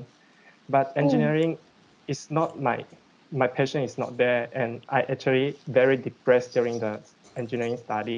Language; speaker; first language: English; non-native, local second language; Chinese